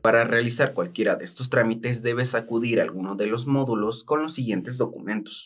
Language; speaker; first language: Spanish; native; Spanish